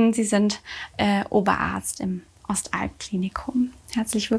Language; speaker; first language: German; native; German